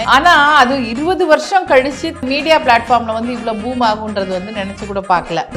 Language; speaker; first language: Tamil; native; Tamil